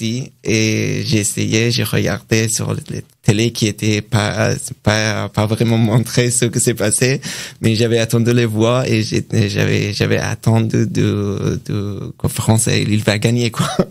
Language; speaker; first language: French; non-native, learner; Persian